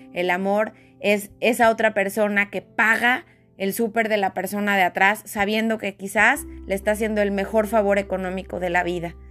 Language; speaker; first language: Spanish; native; Spanish